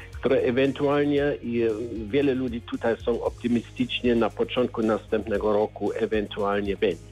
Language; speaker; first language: Polish; non-native, learner; German